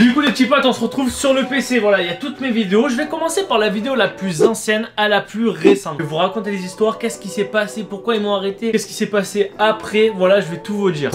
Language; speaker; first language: French; native; French